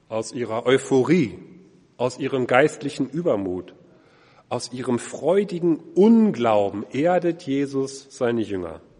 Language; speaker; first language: German; native; German